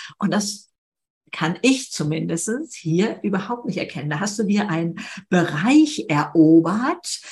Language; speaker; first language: German; native; German